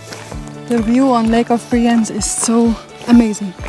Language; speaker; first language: English; non-native, learner; German